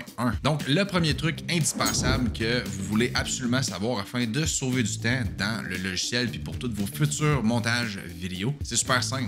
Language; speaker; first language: French; native; French